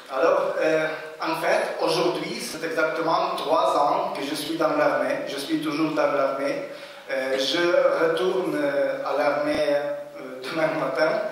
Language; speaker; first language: French; non-native, fluent; Ukrainian